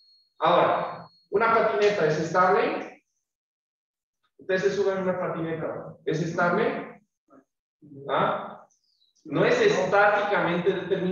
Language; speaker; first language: Spanish; native; Spanish